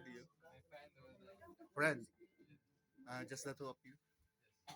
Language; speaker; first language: English; non-native, local second language; Filipino